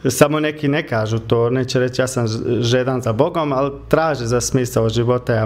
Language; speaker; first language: Croatian; early bilingual, heritage; Croatian